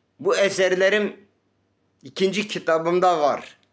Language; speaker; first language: Turkish; native; Turkish